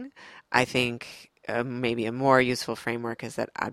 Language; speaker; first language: English; native; English